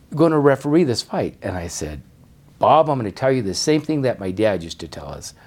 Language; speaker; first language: English; native; English